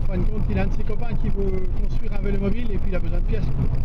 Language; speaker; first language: French; native; French